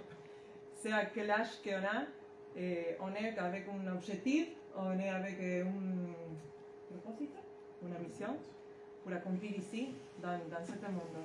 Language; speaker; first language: French; non-native, learner; Spanish